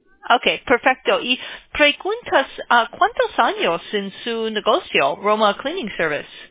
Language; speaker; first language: Spanish; non-native, learner; English